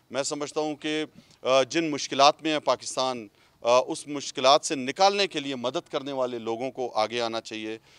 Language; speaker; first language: Urdu; non-native, local second language; Pashto